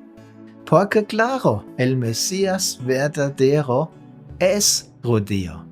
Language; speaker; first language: Spanish; non-native, fluent; German